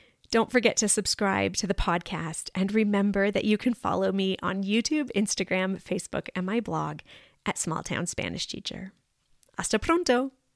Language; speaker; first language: English; native; English